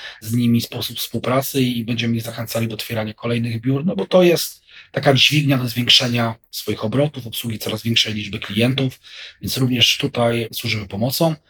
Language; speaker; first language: Polish; native; Polish